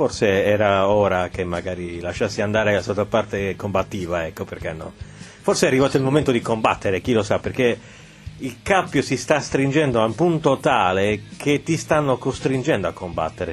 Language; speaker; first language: Italian; native; Italian